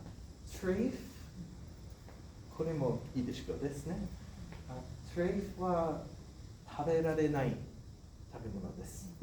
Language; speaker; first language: Japanese; non-native, learner; English